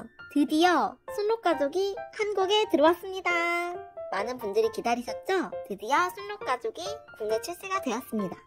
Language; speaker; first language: Korean; native; Korean